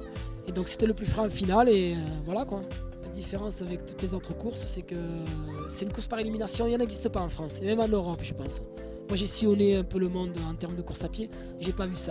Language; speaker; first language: French; native; French